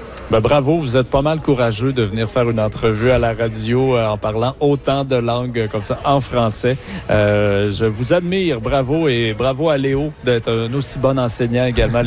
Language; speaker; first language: French; native; French